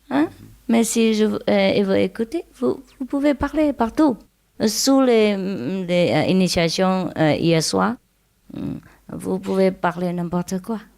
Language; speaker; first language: French; non-native, learner; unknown